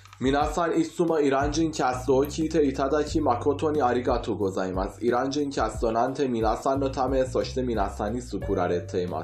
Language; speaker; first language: Japanese; non-native, fluent; Persian